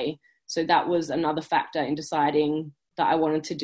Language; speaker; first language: English; native; English